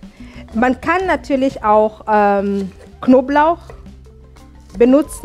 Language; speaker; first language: German; non-native, fluent; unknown